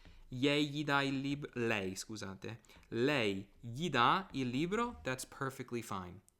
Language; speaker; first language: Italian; non-native, fluent; English